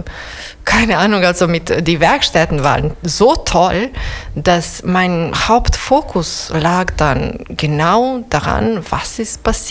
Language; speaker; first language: German; non-native, fluent; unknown